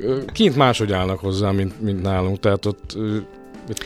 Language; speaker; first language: Hungarian; native; Hungarian